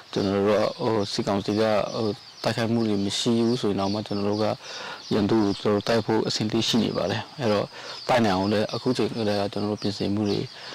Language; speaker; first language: Burmese; non-native, local second language; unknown